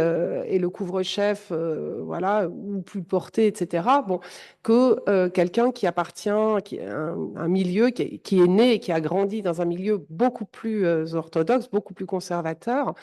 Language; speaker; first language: French; native; French